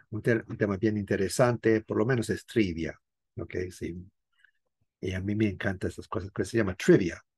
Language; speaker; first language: Spanish; non-native, fluent; English